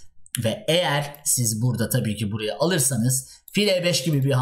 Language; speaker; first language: Turkish; native; Turkish